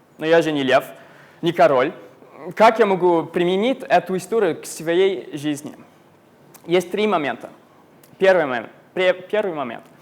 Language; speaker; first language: Russian; non-native, fluent; English